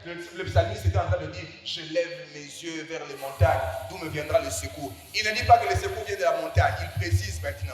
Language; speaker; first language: French; non-native, local second language; Lingala